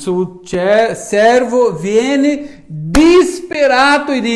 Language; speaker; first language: Italian; non-native, fluent; Portuguese